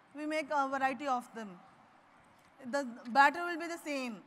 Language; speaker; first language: English; non-native, local second language; Urdu